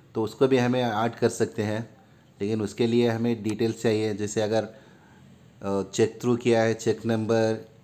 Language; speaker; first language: Hindi; non-native, local second language; Urdu